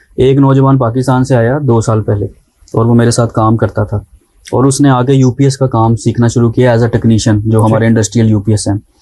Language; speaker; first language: Urdu; non-native, local second language; Pahari-Potwari